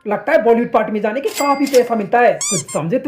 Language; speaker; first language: Hindi; native; Hindi